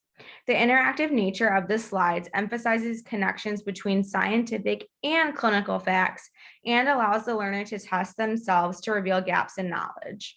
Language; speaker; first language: English; native; English